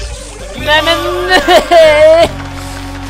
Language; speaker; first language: Swedish; native; Swedish